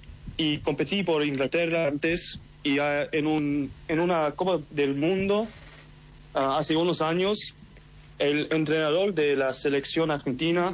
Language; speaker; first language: Spanish; early bilingual, heritage; English